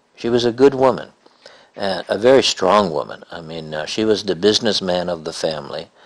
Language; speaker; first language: English; native; English